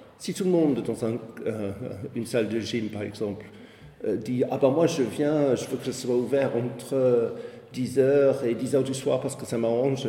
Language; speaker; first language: French; non-native, fluent; English